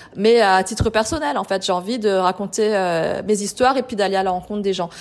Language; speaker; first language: French; native; French